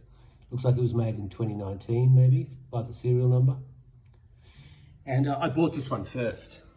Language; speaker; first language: English; native; English